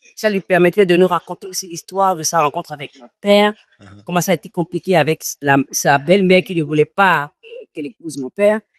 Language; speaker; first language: French; non-native, local second language; Fon